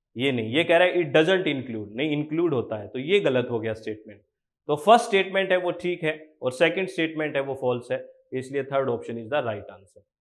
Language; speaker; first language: Hindi; native; Hindi